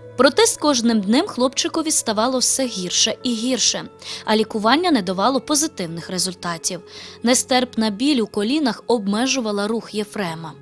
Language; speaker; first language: Ukrainian; native; Ukrainian